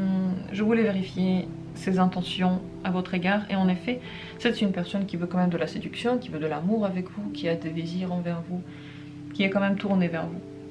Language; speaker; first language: French; native; French